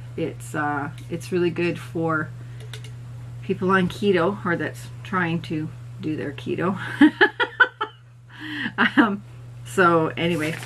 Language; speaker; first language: English; native; English